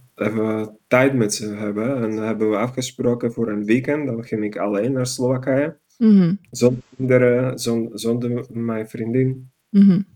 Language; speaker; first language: Dutch; non-native, fluent; Slovak